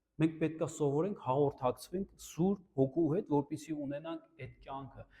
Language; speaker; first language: Armenian; native; Armenian